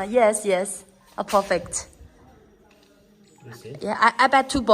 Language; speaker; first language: English; non-native, learner; Chinese